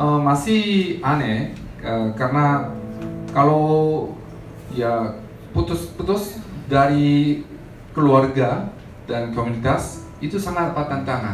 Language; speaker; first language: Indonesian; non-native, learner; Korean